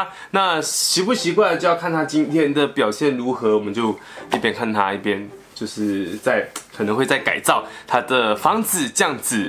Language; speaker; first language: Chinese; native; Chinese